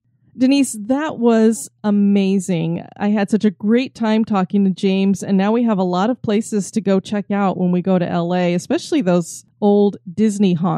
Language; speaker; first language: English; native; English